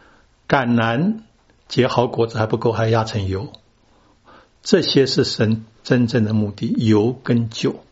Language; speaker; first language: Chinese; native; Chinese